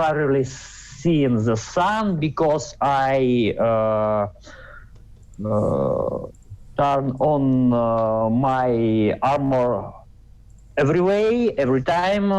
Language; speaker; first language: English; non-native, learner; Russian